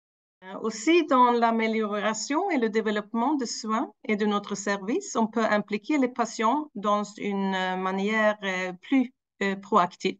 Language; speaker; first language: French; non-native, fluent; Swedish